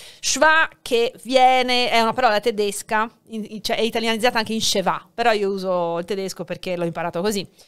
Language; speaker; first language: Italian; native; Italian